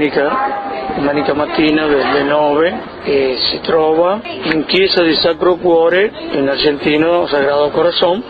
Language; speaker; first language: Italian; early bilingual, heritage; Italian